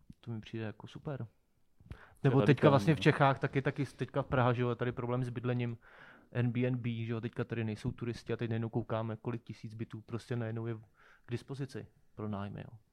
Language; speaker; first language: Czech; native; Czech